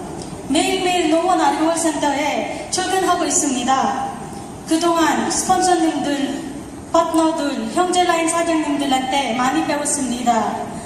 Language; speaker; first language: Korean; non-native, learner; Filipino